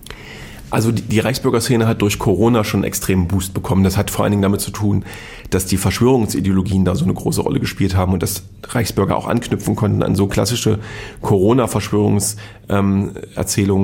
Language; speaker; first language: German; native; German